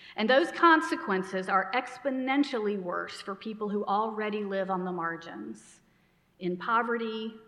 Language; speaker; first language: English; native; English